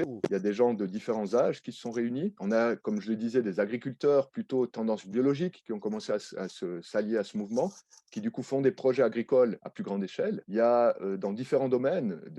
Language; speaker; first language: French; native; French